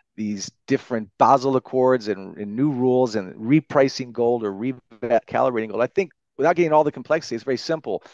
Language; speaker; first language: English; native; English